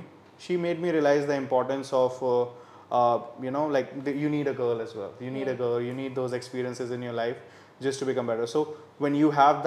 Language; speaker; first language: English; non-native, local second language; Hindi